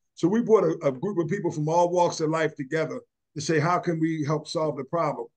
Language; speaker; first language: English; native; English